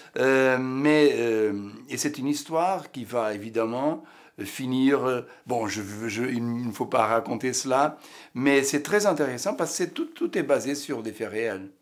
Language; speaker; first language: French; non-native, fluent; Portuguese